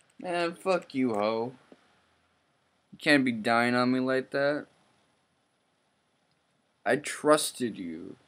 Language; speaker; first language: English; native; English